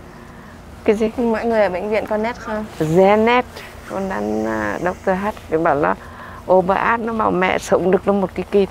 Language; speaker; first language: German; non-native, learner; Vietnamese